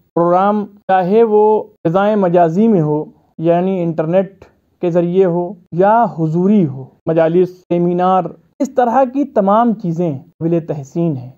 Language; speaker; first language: Urdu; native; Urdu